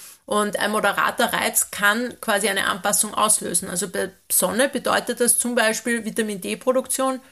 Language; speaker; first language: German; native; German